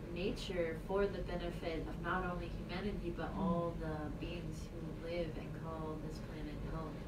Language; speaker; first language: English; native; English